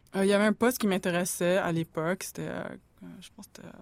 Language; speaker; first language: French; native; French